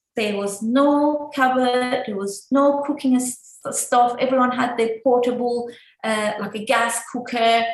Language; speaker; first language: English; non-native, fluent; Persian